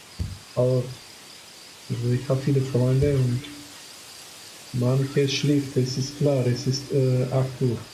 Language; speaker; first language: German; non-native, fluent; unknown